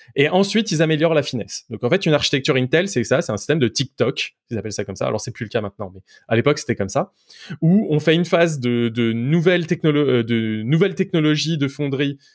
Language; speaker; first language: French; native; French